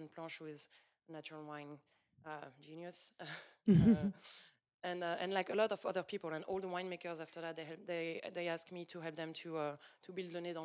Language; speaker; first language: English; non-native, fluent; French